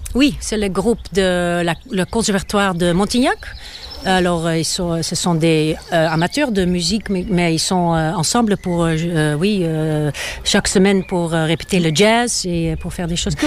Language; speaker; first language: French; non-native, fluent; Dutch